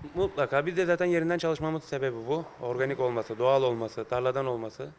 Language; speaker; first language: Turkish; native; Turkish